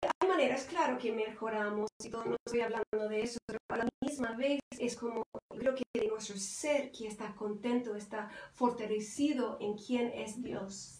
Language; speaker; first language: Spanish; non-native, fluent; English